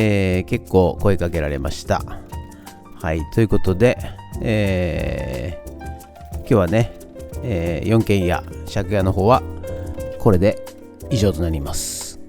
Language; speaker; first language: Japanese; native; Japanese